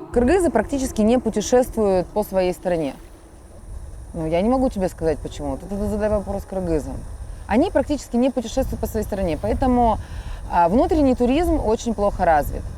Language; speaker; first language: Russian; native; Russian